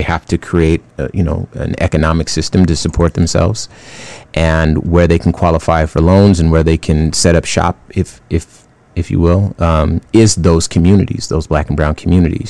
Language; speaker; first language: English; native; English